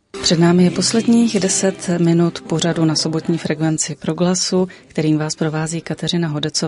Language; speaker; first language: Czech; native; Czech